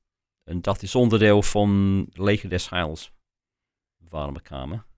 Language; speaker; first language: Dutch; non-native, fluent; English